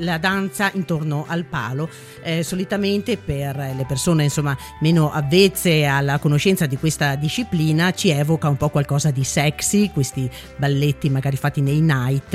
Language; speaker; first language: Italian; native; Italian